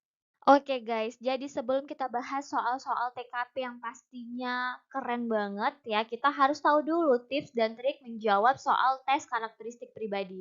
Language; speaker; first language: Indonesian; native; Indonesian